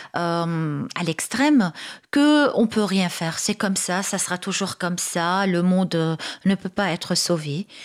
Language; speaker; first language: French; non-native, local second language; Arabic